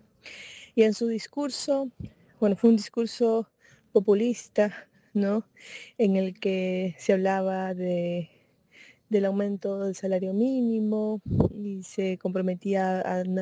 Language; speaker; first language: Spanish; native; Spanish